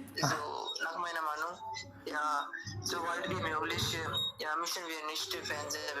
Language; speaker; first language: German; non-native, learner; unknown